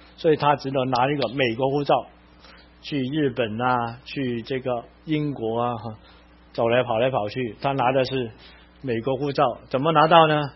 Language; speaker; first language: Chinese; non-native, local second language; Cantonese